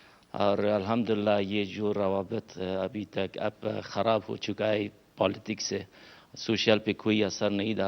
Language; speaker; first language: Hindi; non-native, learner; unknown